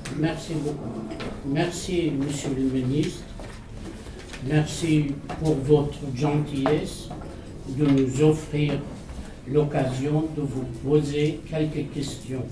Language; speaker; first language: French; non-native, fluent; Arabic